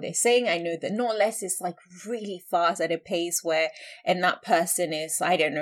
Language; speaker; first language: English; non-native, local second language; Akan